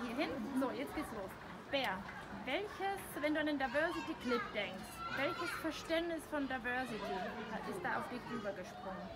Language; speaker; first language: German; native; German